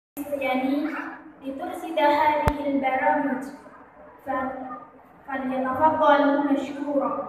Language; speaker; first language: Arabic; non-native, learner; Madurese